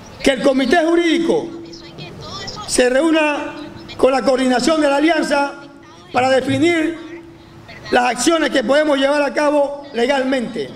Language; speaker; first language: Spanish; native; Spanish